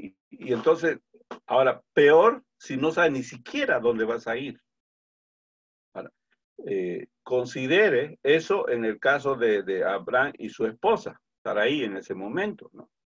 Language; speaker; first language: Spanish; native; Spanish